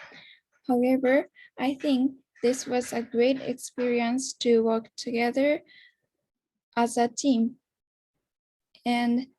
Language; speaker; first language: English; non-native, learner; Japanese